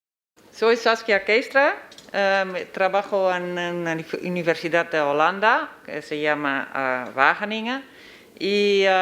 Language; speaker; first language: Spanish; non-native, learner; Dutch